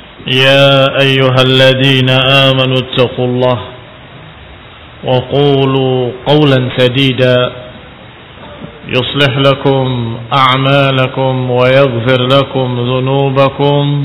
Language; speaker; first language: Arabic; non-native, fluent; Indonesian